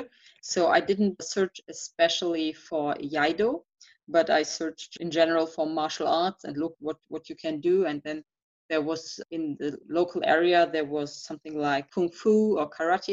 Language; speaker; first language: English; non-native, fluent; German